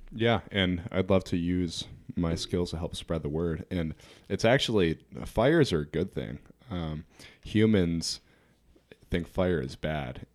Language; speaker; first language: English; native; English